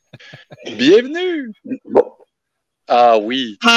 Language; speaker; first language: French; native; French